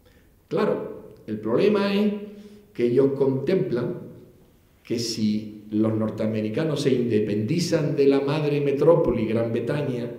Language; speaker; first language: Spanish; native; Spanish